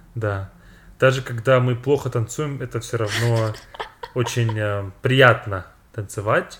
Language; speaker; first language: Russian; non-native, fluent; English